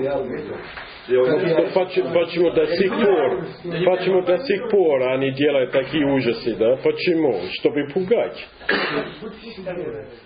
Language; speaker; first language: Russian; non-native, fluent; English